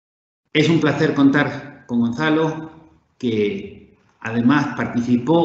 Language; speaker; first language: Spanish; native; Spanish